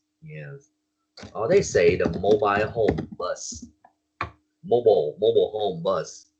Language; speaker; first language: English; non-native, learner; Vietnamese